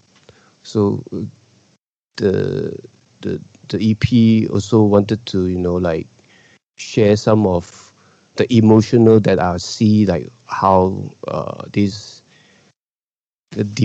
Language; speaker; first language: English; non-native, local second language; Cantonese